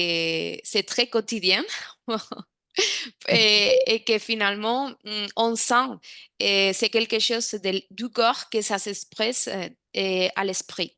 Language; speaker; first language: French; non-native, fluent; Spanish